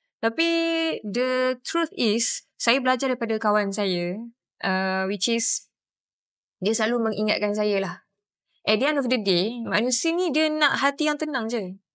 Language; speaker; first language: Malay; native; Malay